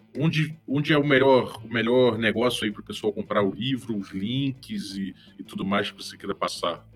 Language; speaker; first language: Portuguese; native; Portuguese